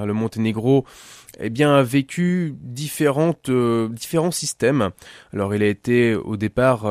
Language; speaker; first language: French; native; French